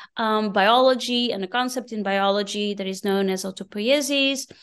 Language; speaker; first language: English; non-native, fluent; Portuguese